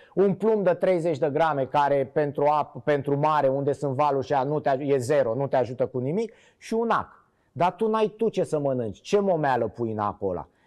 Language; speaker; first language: Romanian; native; Romanian